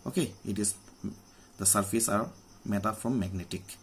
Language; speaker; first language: English; non-native, local second language; Assamese